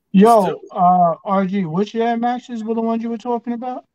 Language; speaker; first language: English; native; English